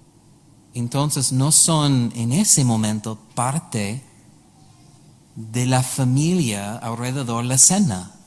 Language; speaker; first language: Spanish; non-native, learner; English